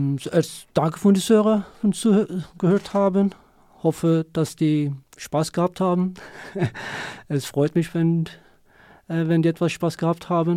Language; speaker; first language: German; non-native, learner; Kurdish